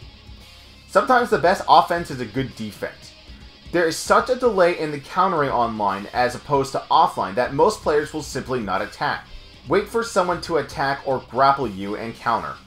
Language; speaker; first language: English; native; English